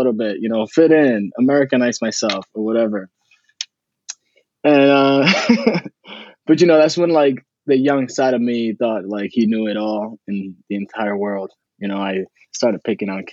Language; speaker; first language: English; early bilingual, other home language; Spanish